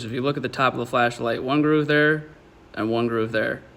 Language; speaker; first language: English; native; English